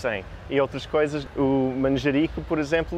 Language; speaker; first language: Portuguese; native; Portuguese